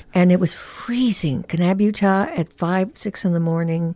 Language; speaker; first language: English; early bilingual, other home language; Spanish